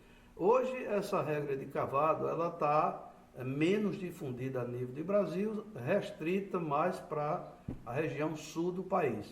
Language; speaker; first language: Portuguese; native; Portuguese